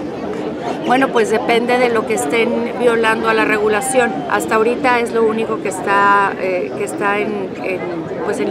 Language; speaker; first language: Spanish; native; Spanish